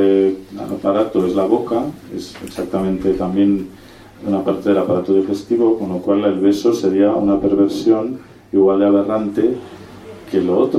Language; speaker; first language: Spanish; native; Spanish